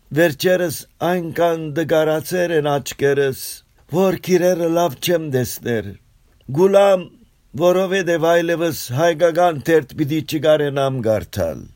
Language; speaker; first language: Armenian; early bilingual, heritage; Armenian